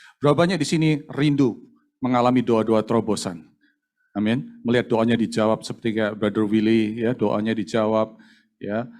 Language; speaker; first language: Indonesian; native; Indonesian